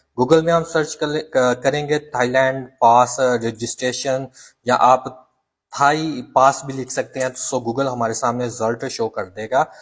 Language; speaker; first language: Urdu; non-native, local second language; Punjabi